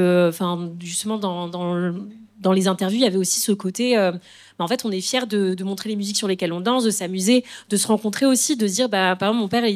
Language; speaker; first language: French; native; French